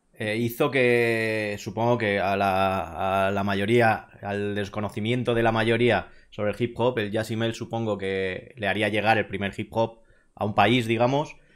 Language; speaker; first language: Spanish; native; Spanish